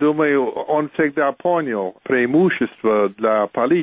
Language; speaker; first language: Russian; non-native, fluent; English